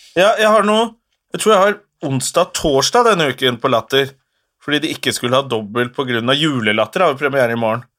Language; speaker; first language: Norwegian; native; Norwegian